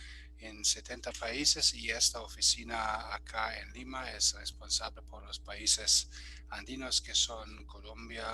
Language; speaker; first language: Spanish; non-native, fluent; German